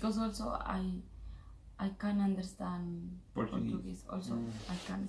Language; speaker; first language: English; non-native, learner; Spanish